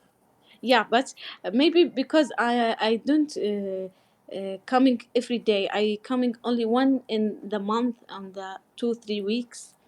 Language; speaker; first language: English; non-native, learner; Arabic